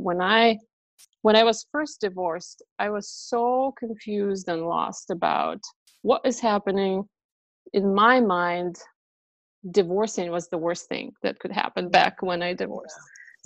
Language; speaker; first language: English; non-native, fluent; Russian